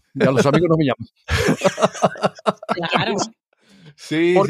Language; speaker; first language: Spanish; early bilingual, heritage; Spanish